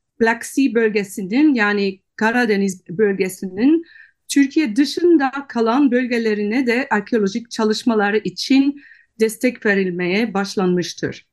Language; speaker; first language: Turkish; non-native, fluent; Dutch